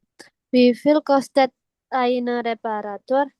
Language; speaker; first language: German; non-native, learner; Indonesian